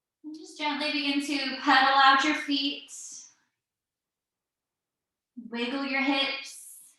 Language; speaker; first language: English; native; English